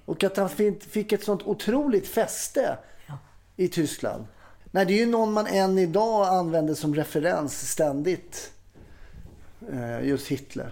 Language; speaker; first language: Swedish; native; Swedish